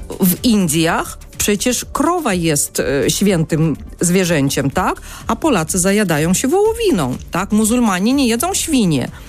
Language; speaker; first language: Polish; non-native, fluent; Russian